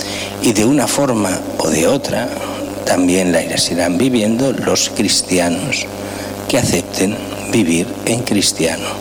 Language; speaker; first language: Spanish; native; Spanish